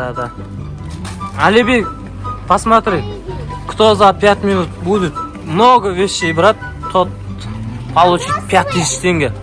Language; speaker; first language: Russian; non-native, local second language; Kazakh